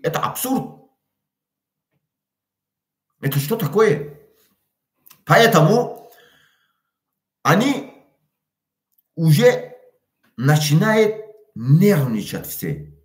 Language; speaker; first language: Russian; non-native, local second language; Tajik